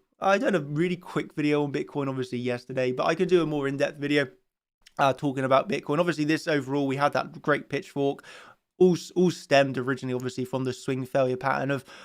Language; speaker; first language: English; native; English